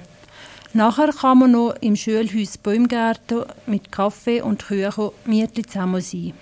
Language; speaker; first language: German; native; German